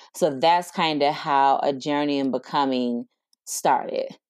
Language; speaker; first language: English; native; English